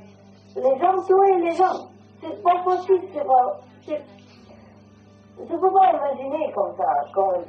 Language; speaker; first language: French; non-native, learner; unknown